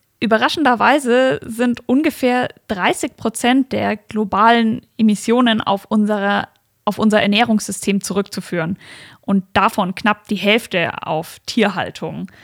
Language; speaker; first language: German; native; German